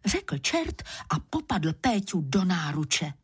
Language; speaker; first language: Czech; native; Czech